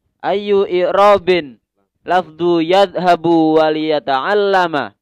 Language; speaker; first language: Arabic; non-native, learner; Indonesian